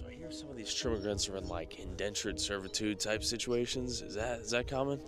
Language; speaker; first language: English; native; English